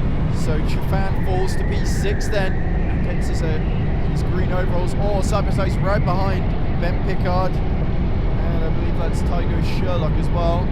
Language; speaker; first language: English; native; English